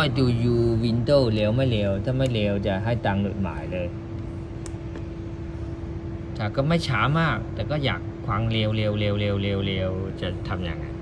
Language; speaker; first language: Thai; non-native, learner; Chinese